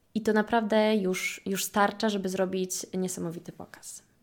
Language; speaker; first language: Polish; native; Polish